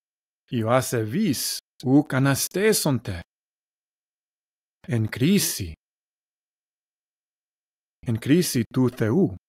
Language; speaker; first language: Greek; non-native, learner; English